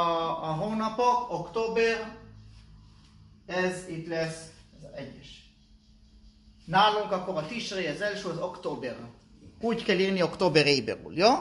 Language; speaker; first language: Hungarian; non-native, learner; Hebrew